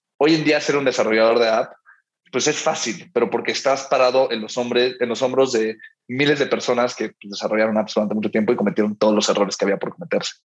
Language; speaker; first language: Spanish; early bilingual, heritage; Spanish